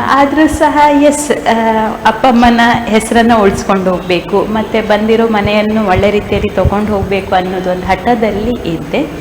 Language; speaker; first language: Kannada; non-native, local second language; Konkani